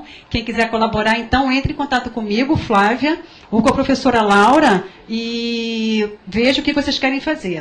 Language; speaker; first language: Portuguese; native; Portuguese